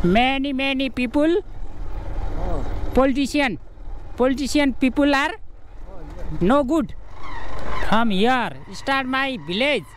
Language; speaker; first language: English; non-native, learner; Nepali